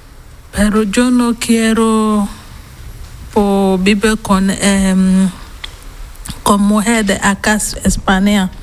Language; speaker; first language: Spanish; non-native, learner; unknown